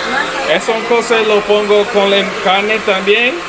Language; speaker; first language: Spanish; non-native, learner; English